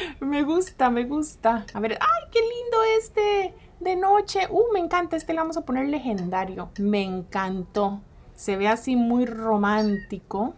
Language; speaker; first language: Spanish; early bilingual, heritage; Spanish